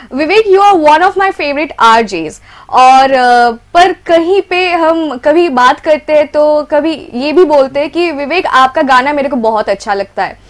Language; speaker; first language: Hindi; non-native, local second language; Bangla